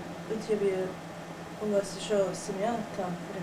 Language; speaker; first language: Russian; non-native, learner; English